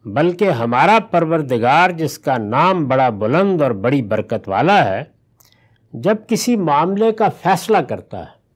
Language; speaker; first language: Urdu; non-native, local second language; Punjabi